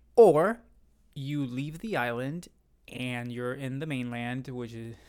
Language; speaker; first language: English; non-native, fluent; Spanish